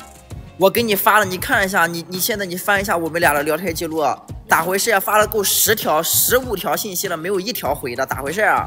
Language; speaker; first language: Chinese; native; Chinese